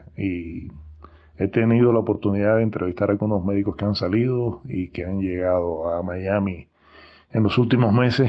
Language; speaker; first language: Spanish; native; Spanish